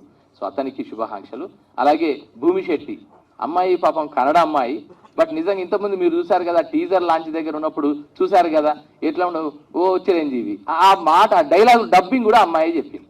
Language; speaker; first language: Telugu; native; Telugu